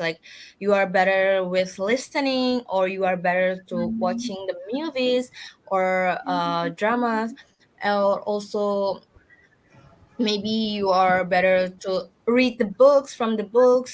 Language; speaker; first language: English; non-native, learner; Indonesian